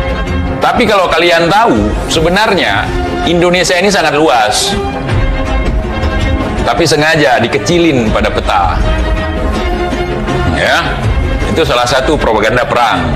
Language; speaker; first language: Indonesian; native; Indonesian